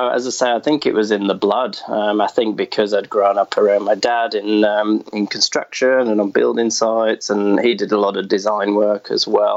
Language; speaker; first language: English; native; English